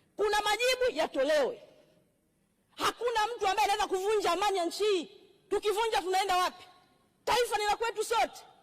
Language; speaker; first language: Swahili; native; Swahili